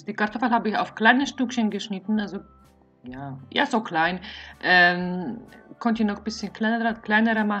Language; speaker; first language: German; non-native, fluent; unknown